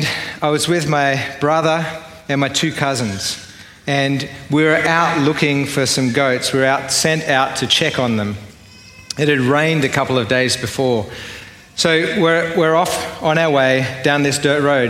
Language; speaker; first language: English; native; English